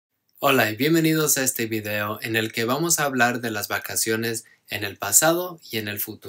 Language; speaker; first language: Spanish; non-native, fluent; English